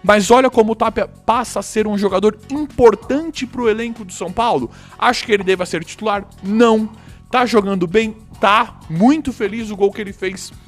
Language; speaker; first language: Portuguese; native; Portuguese